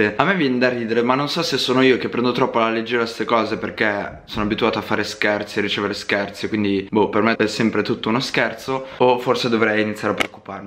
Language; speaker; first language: Italian; native; Italian